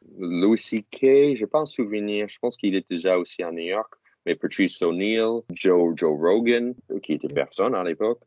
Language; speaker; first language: French; non-native, fluent; English